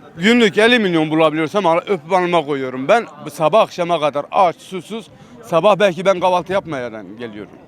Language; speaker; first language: Turkish; non-native, local second language; Kurdish